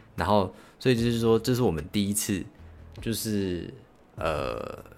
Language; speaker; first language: Chinese; native; Chinese